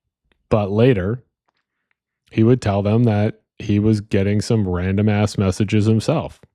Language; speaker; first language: English; native; English